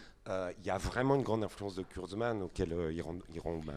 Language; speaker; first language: French; native; French